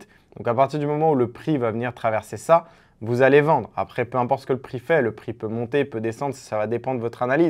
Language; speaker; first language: French; native; French